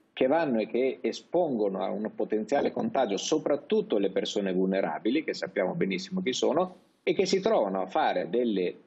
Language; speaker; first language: Italian; native; Italian